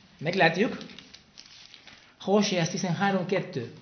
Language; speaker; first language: Hungarian; non-native, learner; Spanish